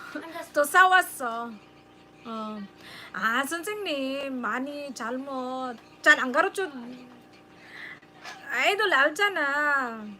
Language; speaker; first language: Korean; non-native, learner; Filipino